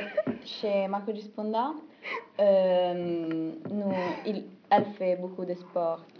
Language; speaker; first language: French; non-native, learner; Italian